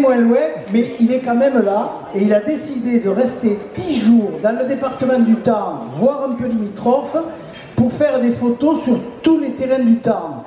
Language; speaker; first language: French; native; French